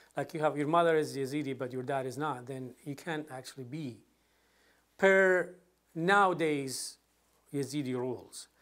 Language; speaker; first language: English; non-native, fluent; Kurdish